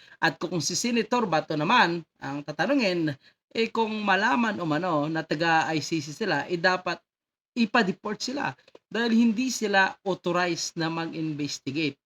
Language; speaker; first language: Filipino; native; Filipino